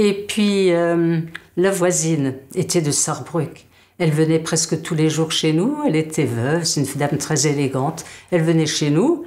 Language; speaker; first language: French; native; French